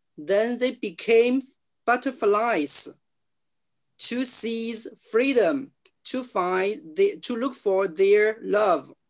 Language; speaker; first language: English; non-native, learner; Chinese